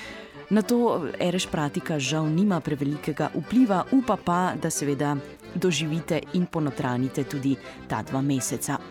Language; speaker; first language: Slovenian; native; Slovenian